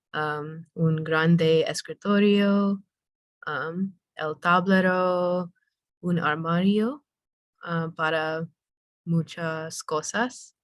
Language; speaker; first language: Spanish; non-native, learner; English